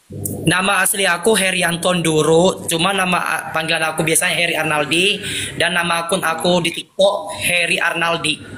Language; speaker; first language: Indonesian; native; Indonesian